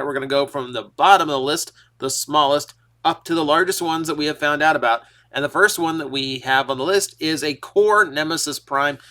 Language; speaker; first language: English; native; English